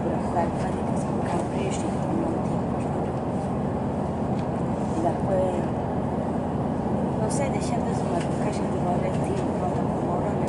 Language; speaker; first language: Swedish; non-native, local second language; Spanish